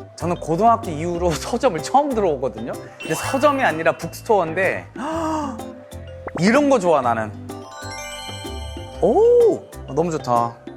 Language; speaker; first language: Korean; early bilingual, other home language; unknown